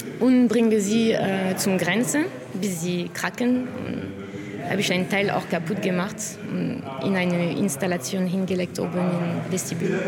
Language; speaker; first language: German; non-native, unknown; French